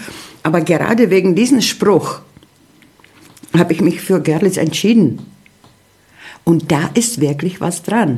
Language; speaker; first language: German; early bilingual, heritage; Czech